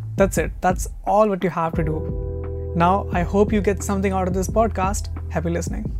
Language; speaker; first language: English; non-native, local second language; Hindi